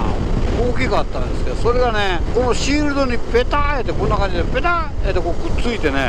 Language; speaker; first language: Japanese; native; Japanese